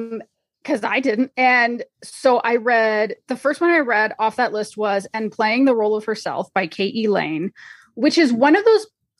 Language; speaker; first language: English; native; English